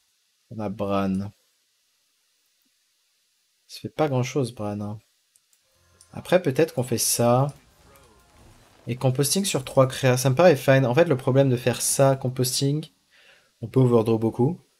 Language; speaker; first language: French; native; French